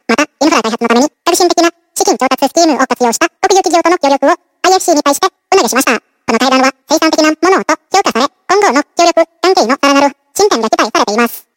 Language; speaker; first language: Japanese; non-native, fluent; Indonesian